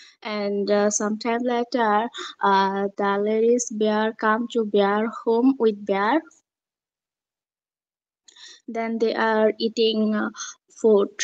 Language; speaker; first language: English; non-native, learner; Bangla